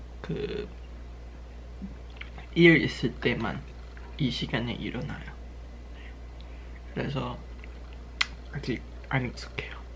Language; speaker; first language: Korean; non-native, learner; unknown